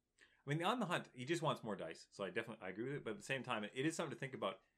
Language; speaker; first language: English; native; English